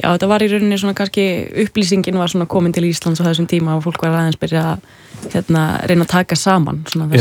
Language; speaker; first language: Icelandic; native; Icelandic